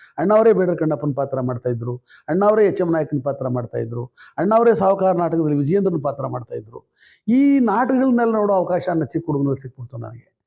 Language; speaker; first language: Kannada; native; Kannada